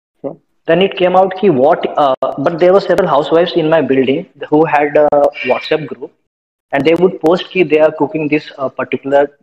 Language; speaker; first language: English; non-native, local second language; Hindi